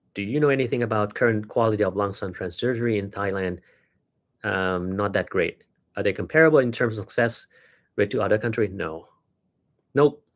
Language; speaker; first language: English; non-native, fluent; Thai